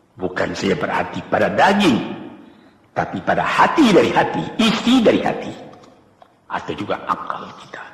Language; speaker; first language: Indonesian; non-native, local second language; Minangkabau